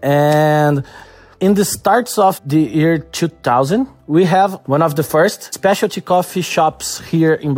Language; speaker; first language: English; non-native, learner; Portuguese